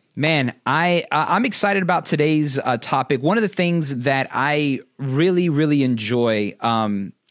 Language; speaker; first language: English; native; English